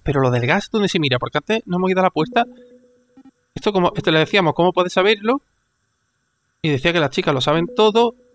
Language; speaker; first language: Spanish; native; Spanish